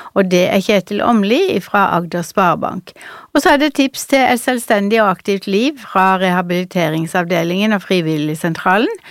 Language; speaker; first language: Norwegian; native; Norwegian